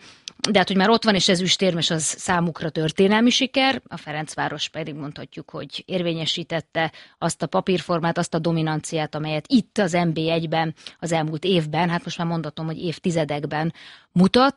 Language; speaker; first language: Hungarian; native; Hungarian